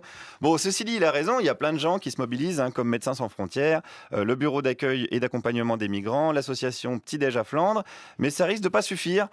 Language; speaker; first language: French; native; French